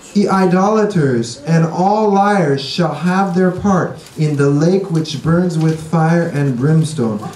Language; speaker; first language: English; native; English